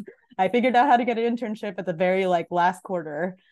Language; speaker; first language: English; early bilingual, other home language; Filipino